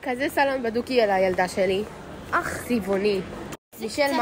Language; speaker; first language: Hebrew; native; Hebrew